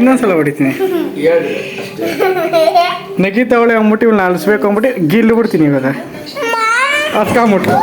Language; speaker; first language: Kannada; native; Kannada